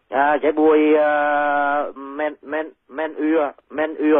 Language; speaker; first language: Danish; non-native, learner; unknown